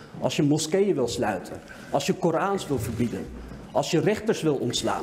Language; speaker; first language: Dutch; early bilingual, other home language; Turkish